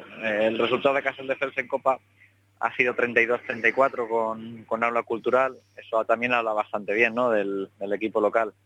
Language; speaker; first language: Spanish; native; Spanish